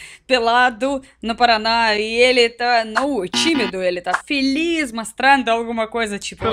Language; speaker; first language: Portuguese; non-native, learner; Russian